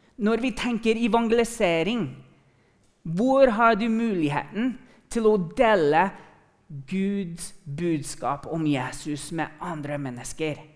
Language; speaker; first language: Norwegian; non-native, fluent; English